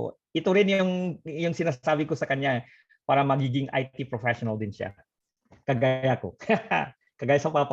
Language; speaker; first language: Filipino; non-native, fluent; Indonesian